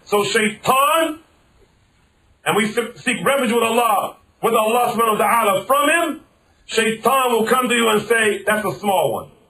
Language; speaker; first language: English; native; English